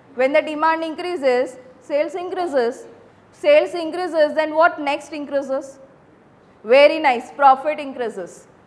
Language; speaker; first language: English; non-native, local second language; Gujarati